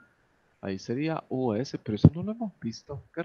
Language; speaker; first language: Spanish; native; Spanish